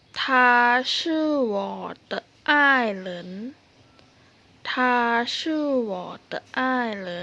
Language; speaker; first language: Chinese; non-native, fluent; Thai